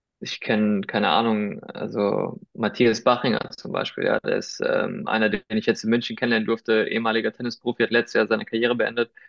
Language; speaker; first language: German; early bilingual, other home language; Spanish